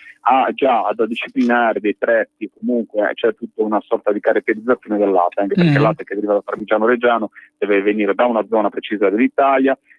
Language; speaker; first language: Italian; native; Italian